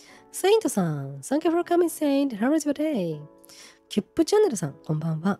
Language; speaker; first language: English; non-native, learner; Japanese